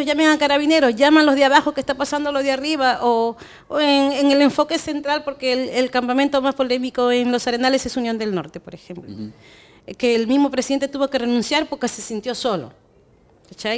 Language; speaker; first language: Spanish; native; Spanish